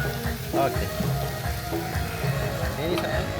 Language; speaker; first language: Indonesian; non-native, learner; Persian